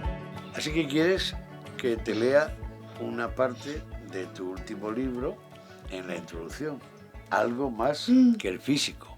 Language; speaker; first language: Spanish; native; Spanish